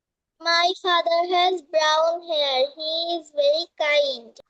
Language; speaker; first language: English; non-native, learner; Bangla